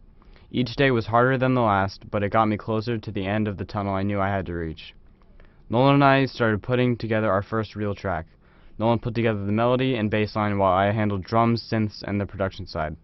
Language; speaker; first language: English; native; English